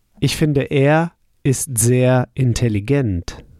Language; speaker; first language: German; non-native, fluent; English